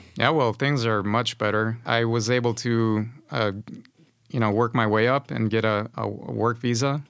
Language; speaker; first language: English; non-native, fluent; Spanish